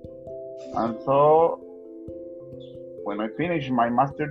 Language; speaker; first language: English; non-native, learner; Spanish